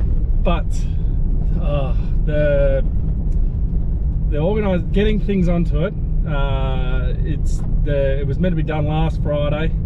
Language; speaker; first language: English; native; English